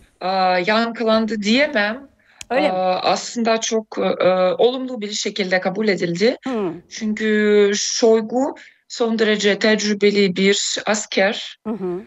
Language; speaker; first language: Turkish; non-native, fluent; Russian